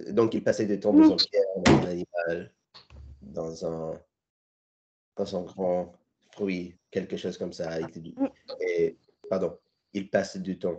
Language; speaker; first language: French; non-native, learner; English